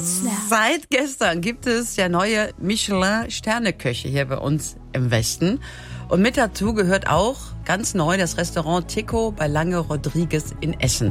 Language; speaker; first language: German; native; German